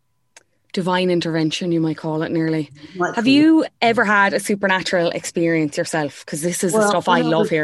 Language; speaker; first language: English; native; English